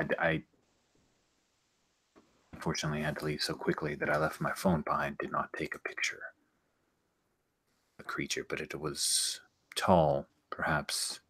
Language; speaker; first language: English; native; English